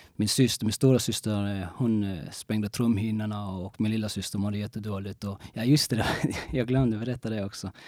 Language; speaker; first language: Swedish; early bilingual, other home language; Spanish